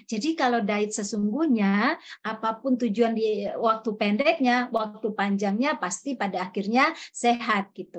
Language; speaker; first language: Indonesian; native; Indonesian